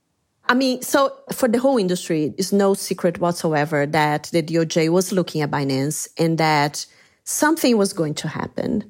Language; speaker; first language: English; non-native, fluent; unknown